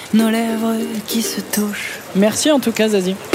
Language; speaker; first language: French; native; French